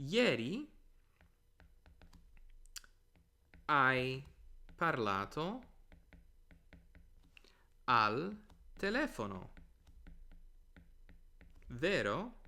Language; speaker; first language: Italian; non-native, fluent; English